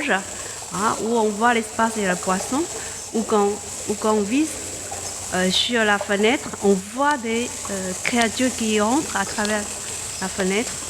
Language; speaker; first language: French; non-native, fluent; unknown